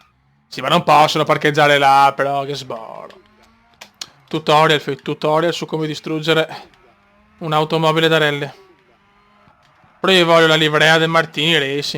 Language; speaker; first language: Italian; native; Italian